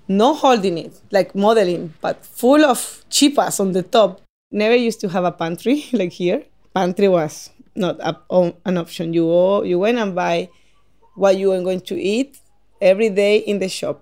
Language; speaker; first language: English; non-native, fluent; Spanish